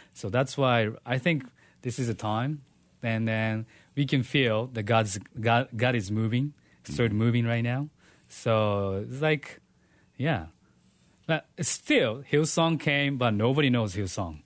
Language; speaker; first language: English; non-native, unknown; Japanese